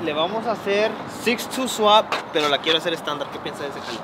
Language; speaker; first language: Spanish; early bilingual, other home language; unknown